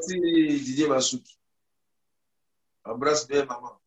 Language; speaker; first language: French; non-native, local second language; Lingala